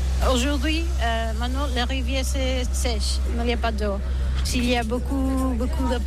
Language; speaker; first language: French; non-native, learner; Catalan